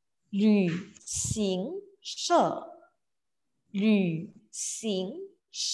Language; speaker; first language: Chinese; non-native, fluent; Indonesian